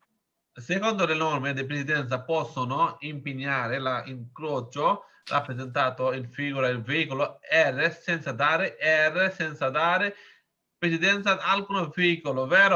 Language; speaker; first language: Italian; non-native, learner; Bangla